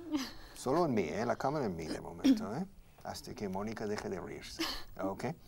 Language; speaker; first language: Spanish; non-native, fluent; English